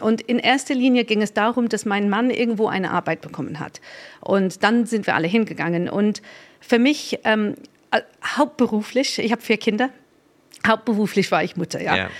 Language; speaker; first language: German; non-native, fluent; English